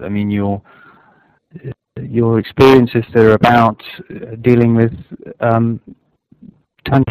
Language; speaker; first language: English; native; English